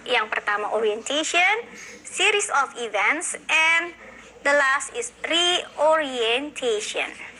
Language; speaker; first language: English; non-native, fluent; Indonesian